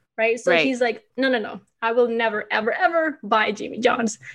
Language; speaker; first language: English; non-native, fluent; Indonesian